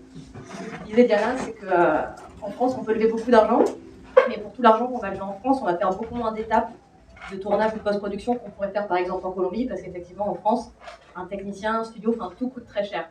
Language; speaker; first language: French; native; French